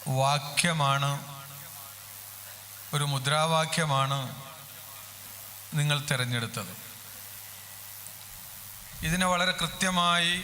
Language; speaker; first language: Malayalam; native; Malayalam